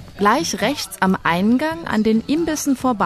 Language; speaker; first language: German; native; German